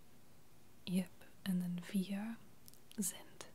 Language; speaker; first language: German; non-native, fluent; English